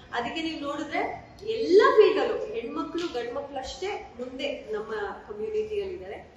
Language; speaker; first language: Kannada; non-native, local second language; Kodava